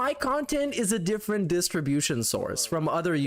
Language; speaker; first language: English; native; English